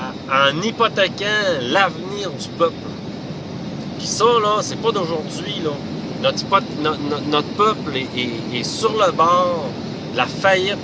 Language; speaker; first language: French; native; French